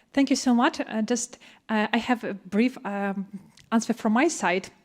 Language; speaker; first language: English; non-native, fluent; Ukrainian